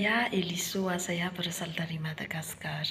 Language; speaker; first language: Indonesian; non-native, fluent; Malagasy